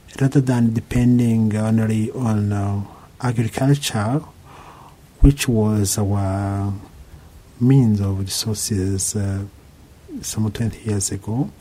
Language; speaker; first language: English; non-native, local second language; Kinyarwanda